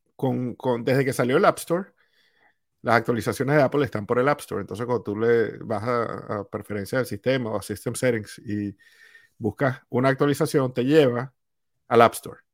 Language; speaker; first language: Spanish; native; Spanish